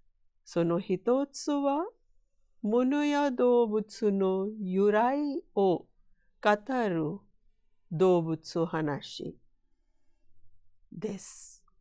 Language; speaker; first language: Japanese; non-native, fluent; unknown